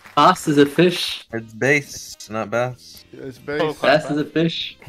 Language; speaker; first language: English; native; English